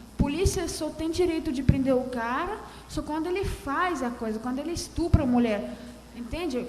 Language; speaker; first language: Portuguese; non-native, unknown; Russian